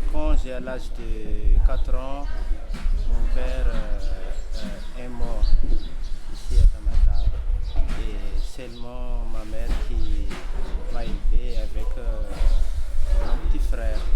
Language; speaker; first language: French; non-native, local second language; Malagasy